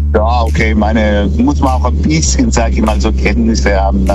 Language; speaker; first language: German; early bilingual, other home language; Greek